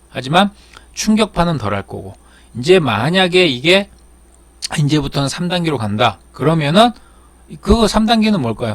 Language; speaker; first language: Korean; native; Korean